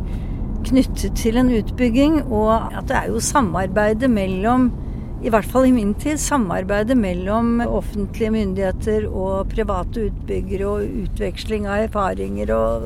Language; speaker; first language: Norwegian; native; Norwegian